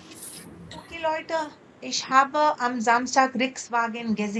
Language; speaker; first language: German; non-native, learner; Tamil